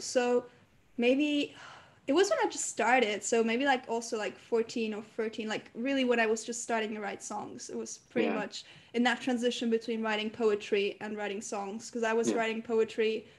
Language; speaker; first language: English; early bilingual, other home language; German